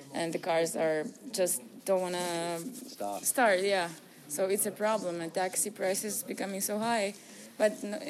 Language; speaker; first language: English; non-native, learner; Russian